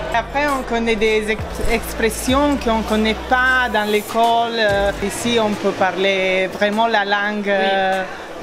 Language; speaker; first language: French; non-native, learner; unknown